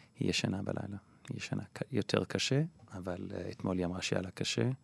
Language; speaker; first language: Hebrew; non-native, fluent; English